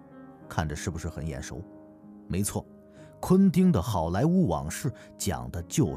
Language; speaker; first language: Chinese; native; Chinese